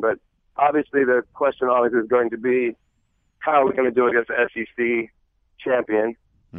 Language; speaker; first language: English; native; English